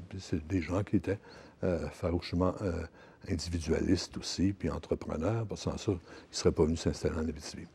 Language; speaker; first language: French; native; French